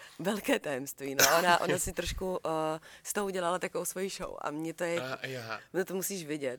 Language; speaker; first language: Czech; native; Czech